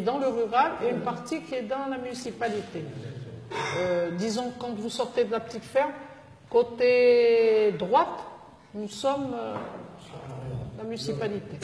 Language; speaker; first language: French; native; French